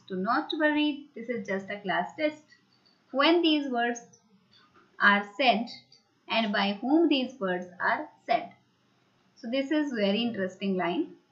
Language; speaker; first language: English; non-native, local second language; Hindi